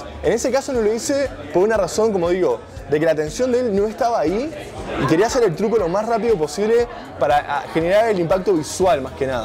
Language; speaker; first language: Spanish; native; Spanish